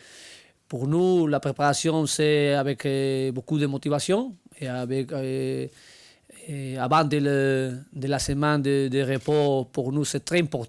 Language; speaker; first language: French; non-native, learner; Spanish